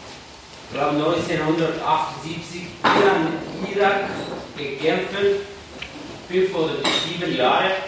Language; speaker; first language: German; non-native, learner; Kurdish